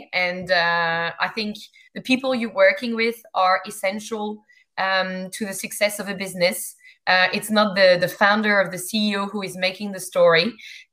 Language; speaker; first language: English; non-native, fluent; French